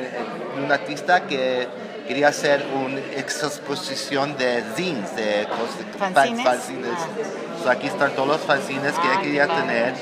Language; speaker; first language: Spanish; non-native, learner; English